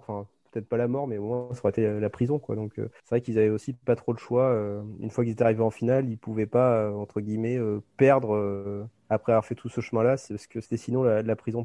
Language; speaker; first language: French; native; French